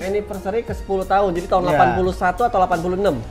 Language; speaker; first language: Indonesian; native; Indonesian